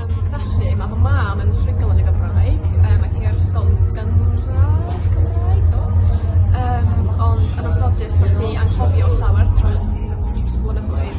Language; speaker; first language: Welsh; non-native, local second language; English